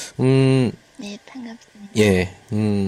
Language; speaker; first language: Korean; non-native, learner; Chinese